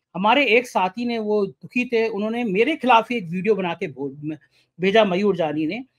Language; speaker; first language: Hindi; native; Hindi